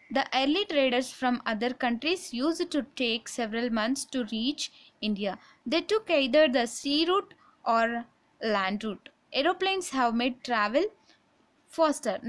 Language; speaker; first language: English; non-native, local second language; Telugu